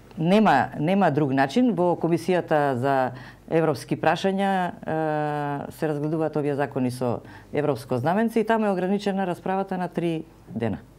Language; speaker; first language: Macedonian; non-native, local second language; Serbian